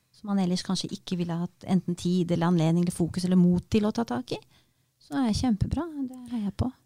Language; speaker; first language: Norwegian; early bilingual, other home language; Romanian